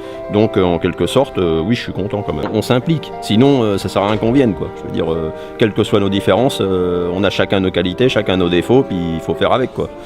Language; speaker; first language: French; native; French